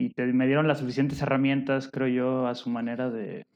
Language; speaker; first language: Spanish; native; Spanish